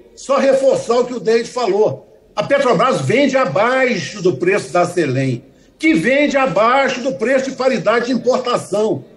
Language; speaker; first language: Portuguese; native; Portuguese